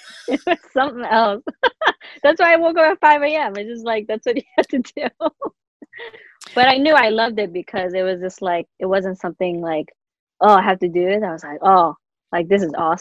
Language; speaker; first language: English; native; English